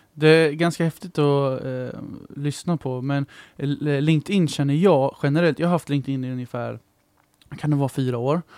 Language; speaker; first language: Swedish; native; Swedish